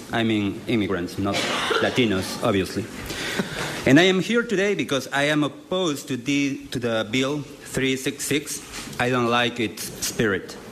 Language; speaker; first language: English; non-native, fluent; Spanish